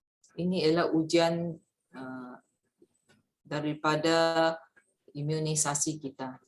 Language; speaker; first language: Malay; native; Malay